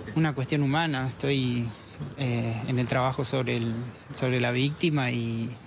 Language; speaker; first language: Spanish; native; Spanish